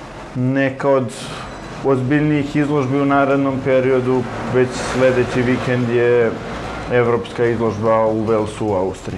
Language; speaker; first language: Serbian; native; Serbian